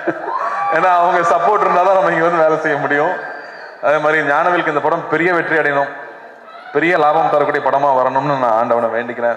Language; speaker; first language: Tamil; native; Tamil